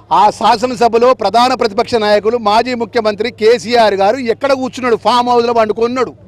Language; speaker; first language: Telugu; native; Telugu